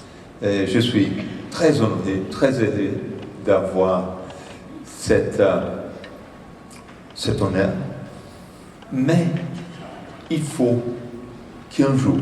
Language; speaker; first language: French; non-native, fluent; Portuguese